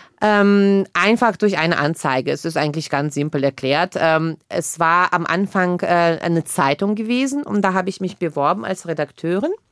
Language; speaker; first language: German; non-native, fluent; Russian